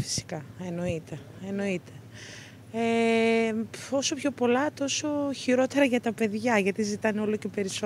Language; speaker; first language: Greek; native; Greek